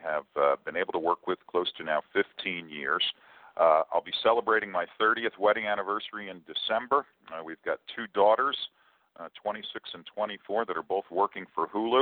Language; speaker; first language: English; native; English